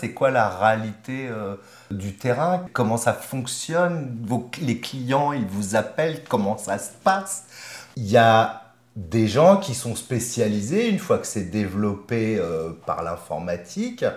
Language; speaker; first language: French; native; French